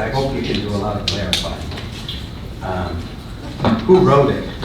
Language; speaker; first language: English; native; English